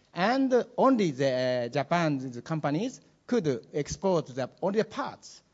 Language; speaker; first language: English; non-native, learner; Japanese